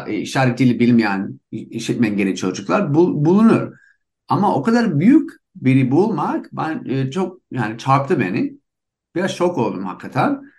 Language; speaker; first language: Turkish; non-native, fluent; English